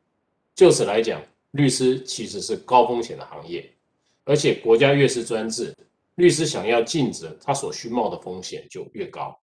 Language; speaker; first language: Chinese; native; Chinese